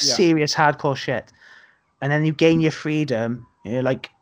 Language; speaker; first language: English; native; English